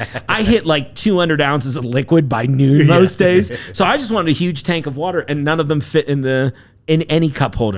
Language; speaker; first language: English; native; English